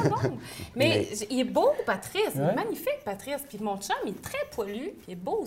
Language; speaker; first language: French; native; French